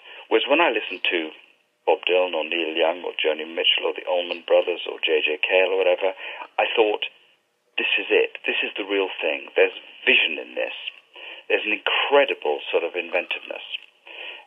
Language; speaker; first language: English; native; English